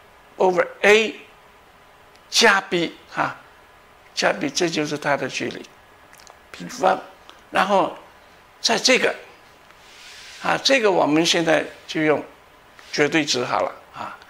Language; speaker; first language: Chinese; native; Chinese